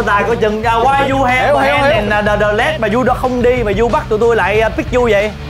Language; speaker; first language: Vietnamese; native; Vietnamese